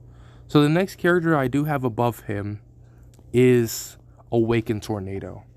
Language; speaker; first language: English; native; English